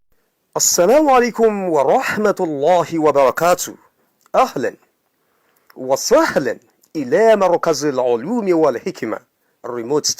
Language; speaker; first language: Arabic; non-native, fluent; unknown